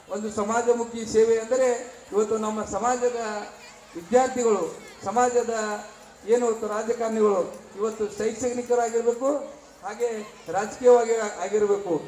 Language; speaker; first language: Kannada; non-native, local second language; Lambadi